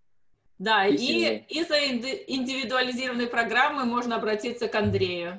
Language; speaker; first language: Russian; native; Russian